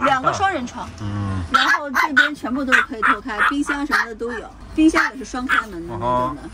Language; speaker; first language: Chinese; native; Chinese